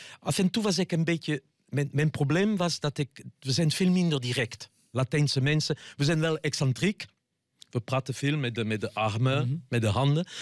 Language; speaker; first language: Dutch; non-native, fluent; French